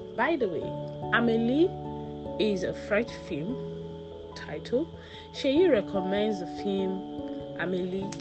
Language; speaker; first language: English; non-native, local second language; Yoruba